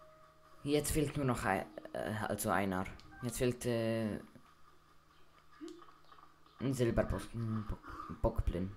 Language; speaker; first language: German; native; German